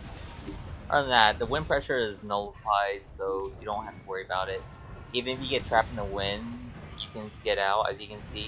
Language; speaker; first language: English; native; English